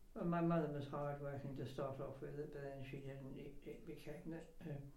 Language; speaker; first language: English; native; English